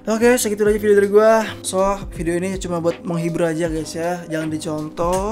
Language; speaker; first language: Indonesian; native; Indonesian